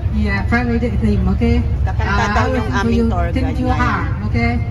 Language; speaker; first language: English; non-native, learner; Chinese